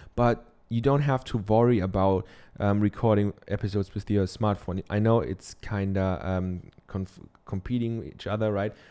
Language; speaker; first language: English; non-native, fluent; German